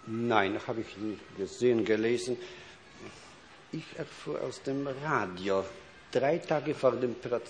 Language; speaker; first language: German; non-native, fluent; Polish